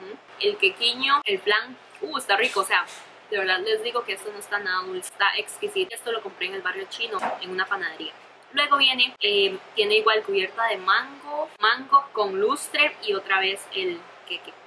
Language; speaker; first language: Spanish; early bilingual, other home language; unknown